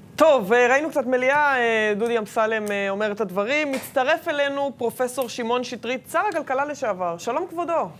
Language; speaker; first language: Hebrew; native; Hebrew